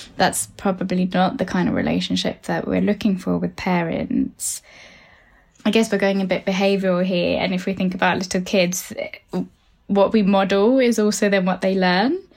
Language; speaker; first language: English; early bilingual, other home language; Tamil